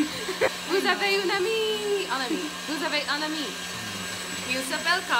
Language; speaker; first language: French; non-native, learner; English